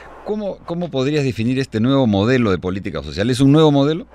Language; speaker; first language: Spanish; native; Spanish